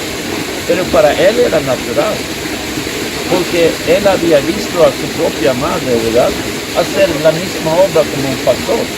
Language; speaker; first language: Spanish; non-native, fluent; Swedish